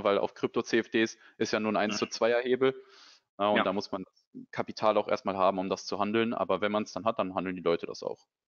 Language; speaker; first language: German; native; German